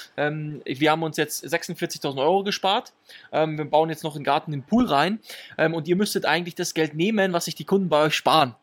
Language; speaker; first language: German; early bilingual, other home language; Italian